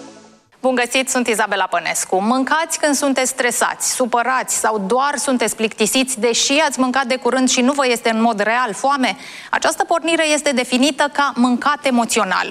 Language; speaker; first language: Romanian; native; Romanian